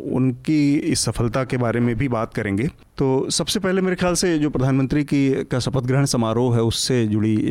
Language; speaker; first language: Hindi; native; Hindi